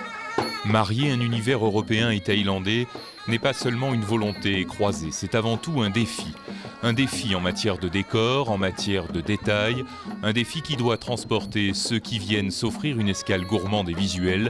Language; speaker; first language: French; native; French